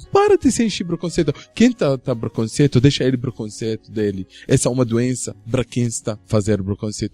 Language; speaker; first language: Portuguese; non-native, learner; Arabic